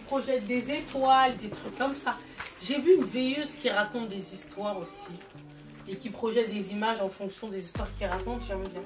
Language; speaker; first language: French; native; French